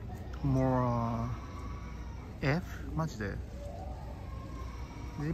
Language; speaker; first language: English; non-native, learner; Japanese